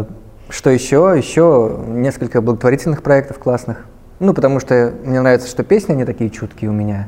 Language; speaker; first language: Russian; native; Russian